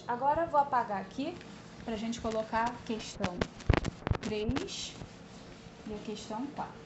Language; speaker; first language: Portuguese; native; Portuguese